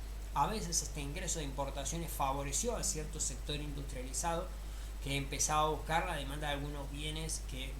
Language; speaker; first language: Spanish; native; Spanish